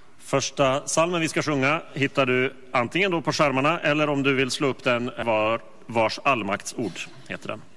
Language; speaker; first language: Swedish; native; Swedish